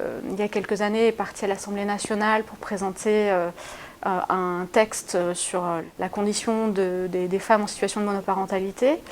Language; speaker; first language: French; native; French